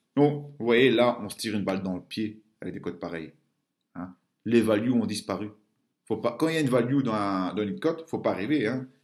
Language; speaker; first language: French; native; French